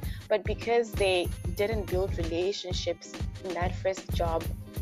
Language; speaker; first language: English; non-native, local second language; Shona